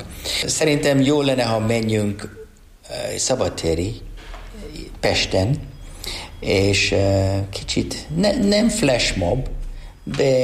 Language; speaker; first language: Hungarian; non-native, learner; English